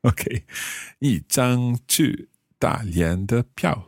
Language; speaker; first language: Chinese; non-native, learner; English